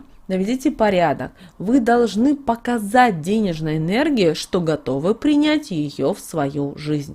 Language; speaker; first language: Russian; native; Russian